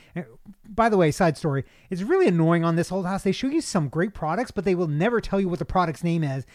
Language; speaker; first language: English; native; English